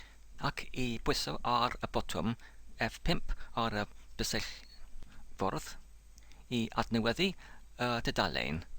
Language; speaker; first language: Welsh; non-native, fluent; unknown